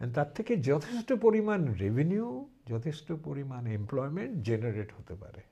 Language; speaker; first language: Bangla; early bilingual, heritage; Bangla